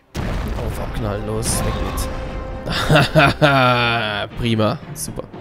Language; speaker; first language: German; native; German